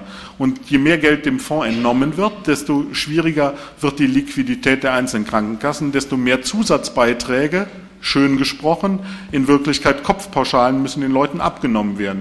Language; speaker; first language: German; native; German